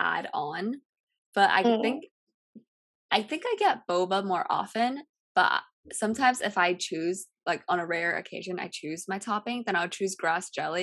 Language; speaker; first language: English; early bilingual, other home language; Cantonese